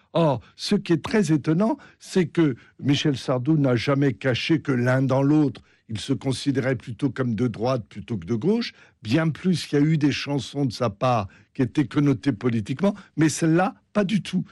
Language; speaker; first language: French; native; French